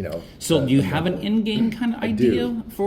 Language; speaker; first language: English; native; English